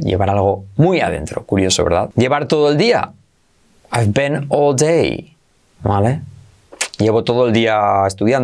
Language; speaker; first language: Spanish; native; Spanish